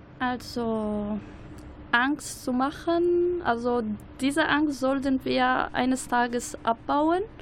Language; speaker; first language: German; non-native, learner; Arabic